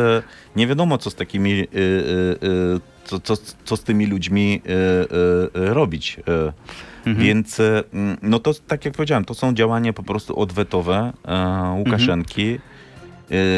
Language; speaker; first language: Polish; non-native, fluent; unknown